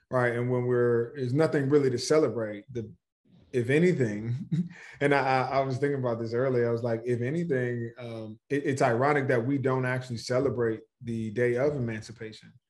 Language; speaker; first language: English; native; English